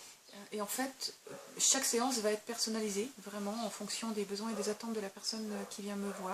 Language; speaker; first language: French; native; French